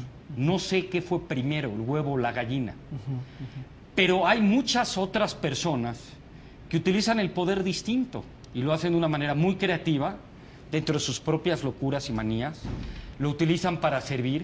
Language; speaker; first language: Spanish; native; Spanish